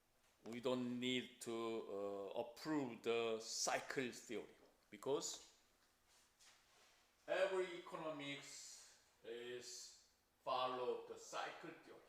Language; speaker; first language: English; non-native, fluent; Korean